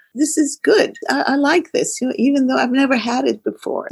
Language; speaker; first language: English; non-native, fluent; Arabic